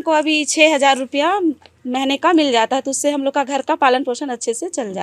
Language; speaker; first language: Hindi; non-native, local second language; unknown